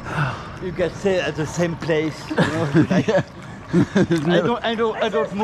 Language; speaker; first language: English; non-native, learner; French